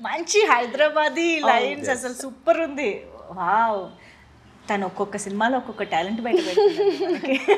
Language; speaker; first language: Telugu; native; Telugu